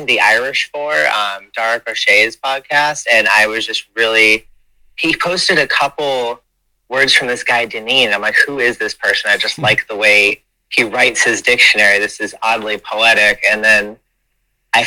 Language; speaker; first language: English; native; English